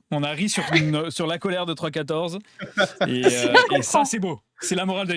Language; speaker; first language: French; native; French